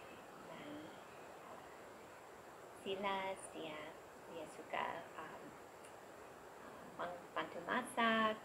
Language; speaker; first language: Indonesian; non-native, learner; English